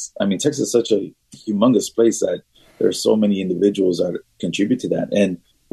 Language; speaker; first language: English; native; English